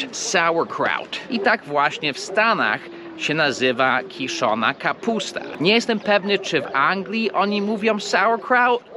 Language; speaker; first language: Polish; early bilingual, heritage; English